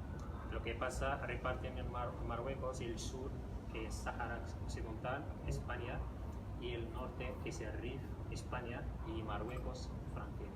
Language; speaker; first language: Spanish; non-native, fluent; Riffian